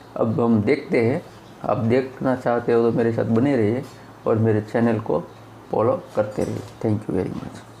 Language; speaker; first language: Hindi; non-native, local second language; Gujarati